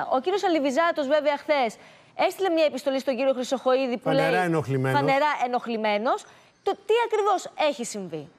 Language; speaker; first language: Greek; native; Greek